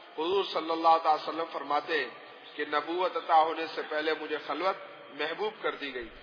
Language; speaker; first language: Urdu; non-native, local second language; Pashto